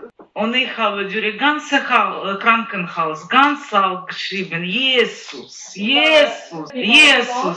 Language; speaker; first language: German; non-native, learner; Ukrainian